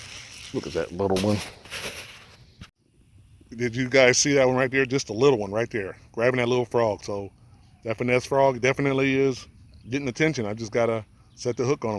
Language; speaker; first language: English; native; English